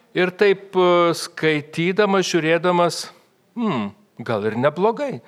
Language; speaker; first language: Lithuanian; native; Lithuanian